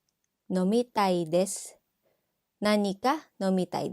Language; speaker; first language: Japanese; non-native, fluent; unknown